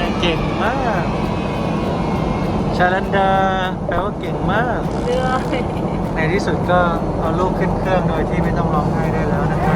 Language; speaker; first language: Thai; native; Thai